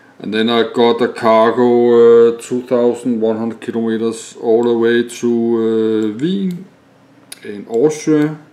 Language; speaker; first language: English; non-native, learner; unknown